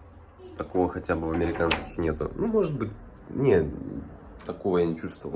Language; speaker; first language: Russian; native; Russian